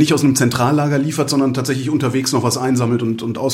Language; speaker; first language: German; native; German